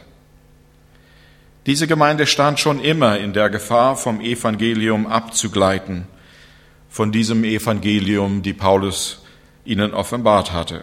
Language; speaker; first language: German; non-native, fluent; English